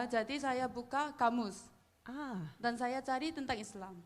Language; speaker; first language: Indonesian; non-native, fluent; Korean